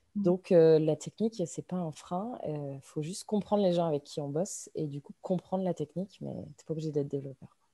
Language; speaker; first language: French; native; French